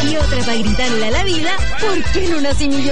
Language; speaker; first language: Spanish; native; Spanish